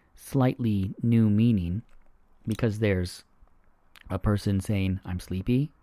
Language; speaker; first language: English; native; English